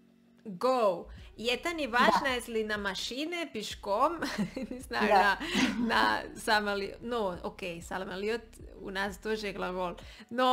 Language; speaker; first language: Russian; non-native, learner; Spanish